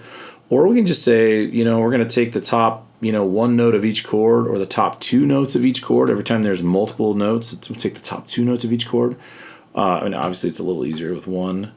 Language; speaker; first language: English; native; English